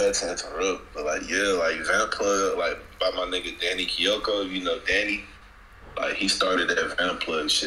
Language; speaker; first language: English; native; English